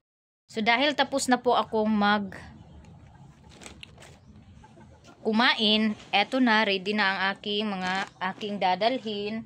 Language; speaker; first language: Filipino; non-native, local second language; Cebuano